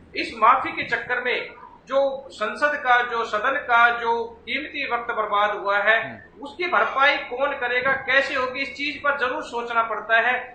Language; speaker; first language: Hindi; native; Hindi